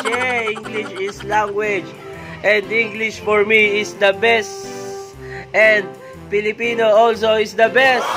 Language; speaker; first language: English; non-native, local second language; Filipino